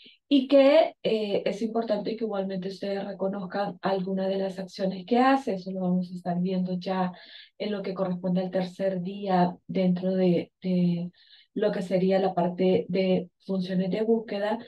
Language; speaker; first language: Spanish; native; Spanish